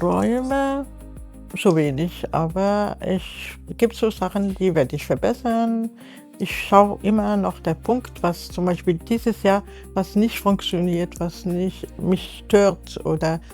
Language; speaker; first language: German; non-native, learner; Arabic